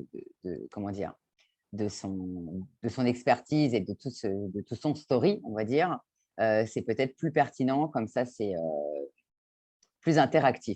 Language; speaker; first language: French; native; French